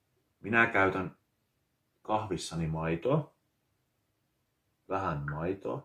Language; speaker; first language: Finnish; native; Finnish